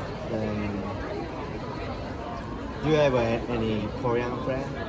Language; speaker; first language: English; non-native, learner; Korean